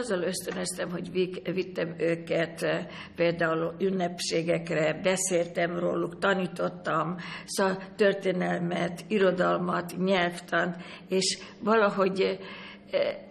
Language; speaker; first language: Hungarian; early bilingual, other home language; Greek